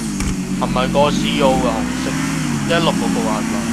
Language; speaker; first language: Chinese; native; Chinese